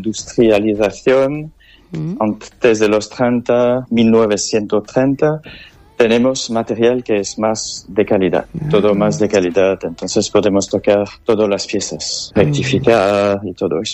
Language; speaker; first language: Spanish; non-native, fluent; French